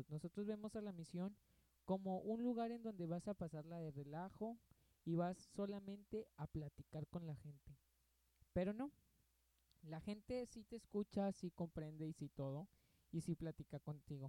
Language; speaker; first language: Spanish; native; Spanish